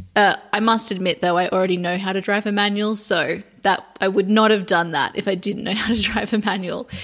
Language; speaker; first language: English; native; English